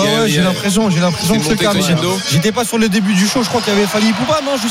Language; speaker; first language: French; native; French